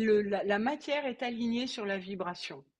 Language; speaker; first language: French; native; French